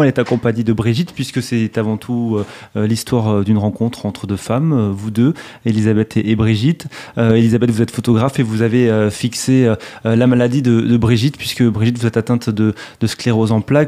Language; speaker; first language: French; native; French